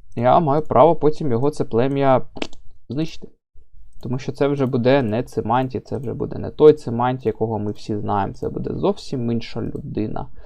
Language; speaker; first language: Ukrainian; non-native, local second language; Russian